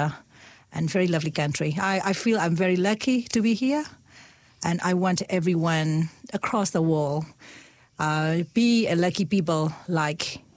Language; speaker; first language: English; non-native, fluent; Burmese